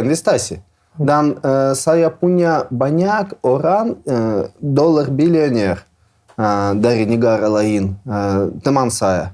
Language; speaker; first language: Indonesian; non-native, learner; Russian